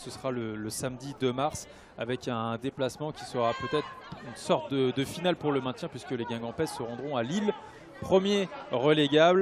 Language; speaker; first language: French; native; French